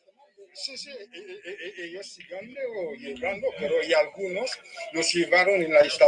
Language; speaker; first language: Spanish; non-native, fluent; Haitian Creole